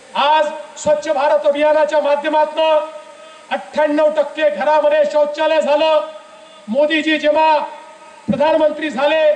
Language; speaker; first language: Marathi; native; Marathi